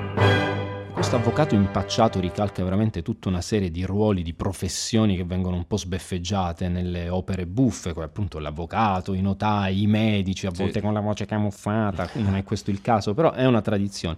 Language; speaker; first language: Italian; native; Italian